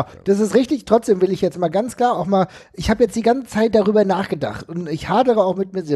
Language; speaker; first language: German; native; German